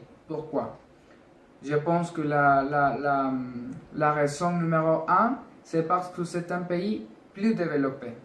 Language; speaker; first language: French; non-native, learner; Spanish